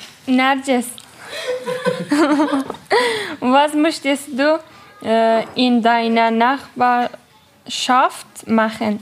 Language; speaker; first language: German; non-native, learner; Persian